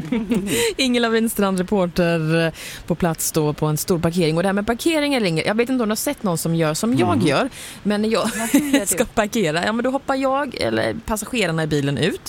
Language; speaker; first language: Swedish; native; Swedish